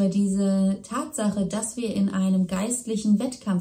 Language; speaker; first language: German; native; German